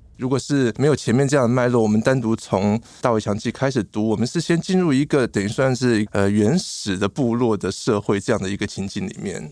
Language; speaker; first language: Chinese; native; Chinese